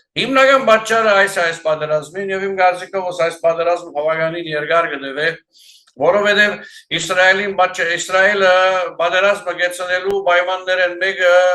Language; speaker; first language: Armenian; early bilingual, heritage; Armenian